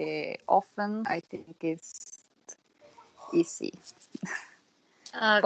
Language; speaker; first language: English; non-native, learner; Spanish